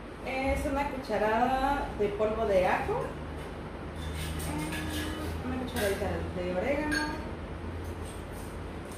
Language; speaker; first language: Spanish; native; Spanish